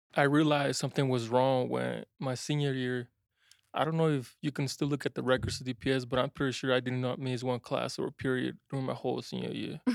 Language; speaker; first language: English; non-native, fluent; Spanish